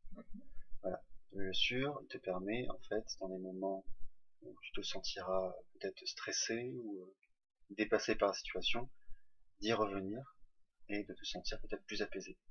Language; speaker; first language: French; native; French